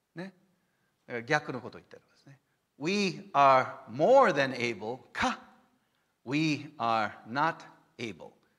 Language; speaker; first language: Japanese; non-native, fluent; English